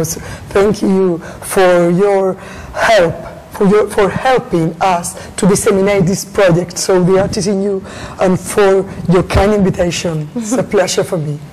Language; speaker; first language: English; non-native, learner; Spanish